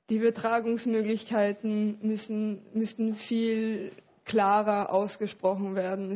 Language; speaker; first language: German; native; German